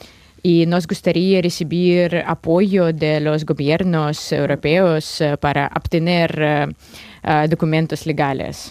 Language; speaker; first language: Spanish; non-native, fluent; Russian